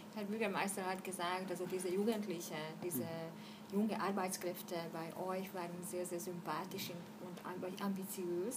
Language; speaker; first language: German; non-native, fluent; Hungarian